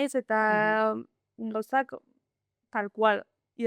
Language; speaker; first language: Basque; non-native, local second language; Spanish